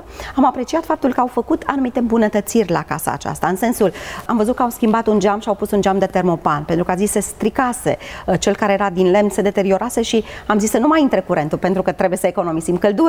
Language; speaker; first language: Romanian; native; Romanian